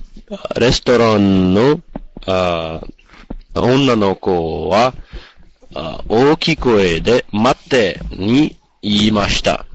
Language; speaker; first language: Japanese; non-native, learner; English